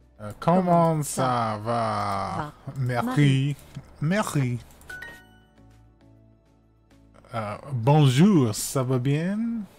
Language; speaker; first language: French; non-native, learner; English